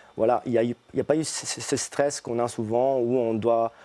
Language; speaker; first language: French; early bilingual, other home language; Italian